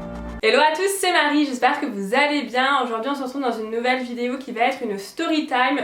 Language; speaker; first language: French; native; French